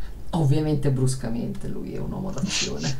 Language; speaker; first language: Italian; native; Italian